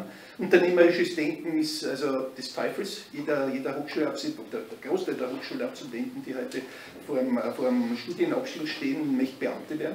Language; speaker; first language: German; native; German